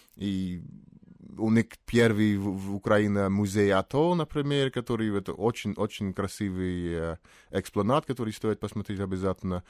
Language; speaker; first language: Russian; non-native, fluent; English